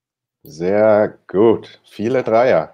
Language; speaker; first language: German; non-native, fluent; English